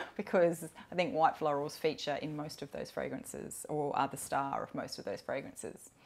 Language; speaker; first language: English; native; English